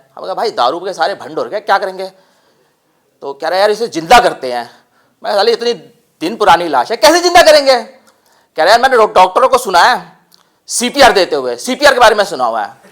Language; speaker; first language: Hindi; non-native, local second language; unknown